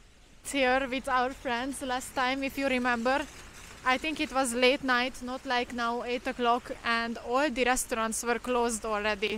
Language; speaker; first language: English; non-native, fluent; Hungarian